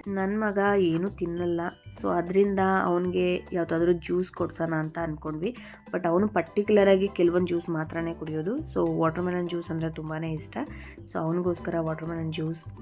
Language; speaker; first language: Kannada; native; Kannada